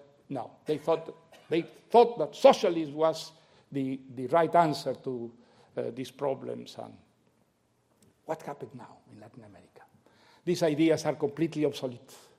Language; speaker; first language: English; non-native, fluent; Spanish